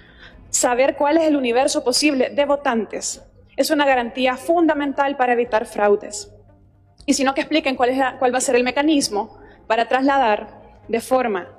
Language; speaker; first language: Spanish; native; Spanish